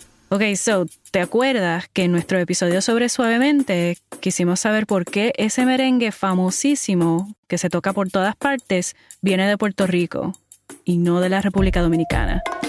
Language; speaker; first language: Spanish; early bilingual, heritage; Spanish